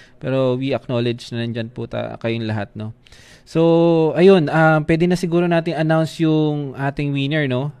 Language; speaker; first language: Filipino; native; Filipino